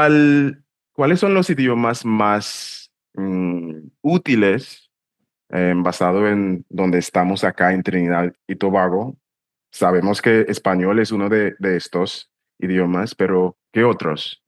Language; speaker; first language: Spanish; non-native, fluent; English